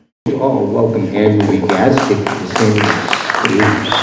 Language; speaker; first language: English; native; English